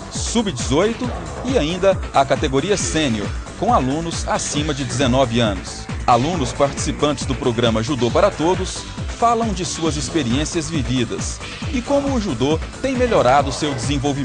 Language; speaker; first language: Portuguese; native; Portuguese